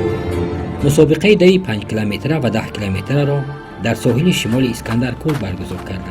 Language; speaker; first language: Persian; native; Persian